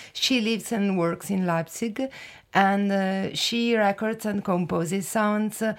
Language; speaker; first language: English; non-native, fluent; Italian